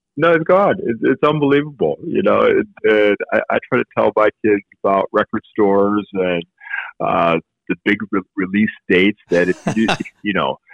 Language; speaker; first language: English; native; English